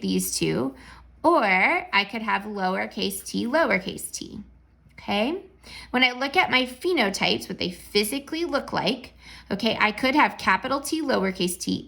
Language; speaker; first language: English; native; English